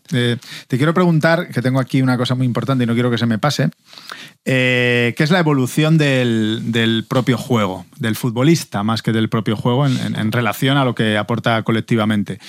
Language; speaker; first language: Spanish; native; Spanish